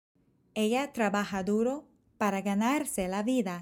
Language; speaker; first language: Spanish; non-native, fluent; English